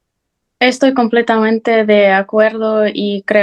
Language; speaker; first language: Spanish; non-native, fluent; Ukrainian